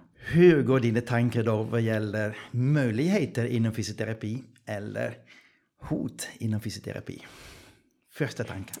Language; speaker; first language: Swedish; non-native, fluent; Dutch